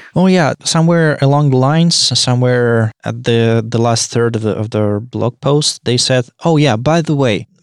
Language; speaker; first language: English; non-native, fluent; Russian